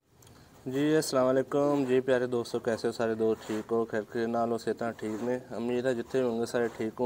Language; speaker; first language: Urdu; non-native, local second language; Punjabi